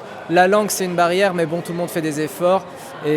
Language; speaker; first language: French; native; French